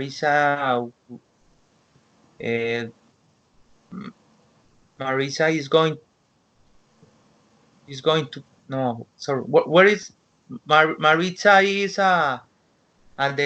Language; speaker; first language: English; non-native, learner; Spanish